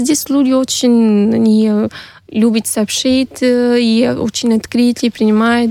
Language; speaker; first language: Russian; non-native, learner; Arabic